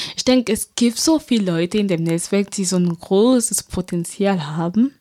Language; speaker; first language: German; non-native, fluent; French